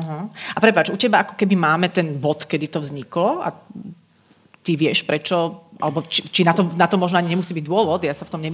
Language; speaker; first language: Slovak; native; Slovak